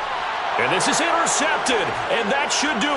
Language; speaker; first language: English; native; English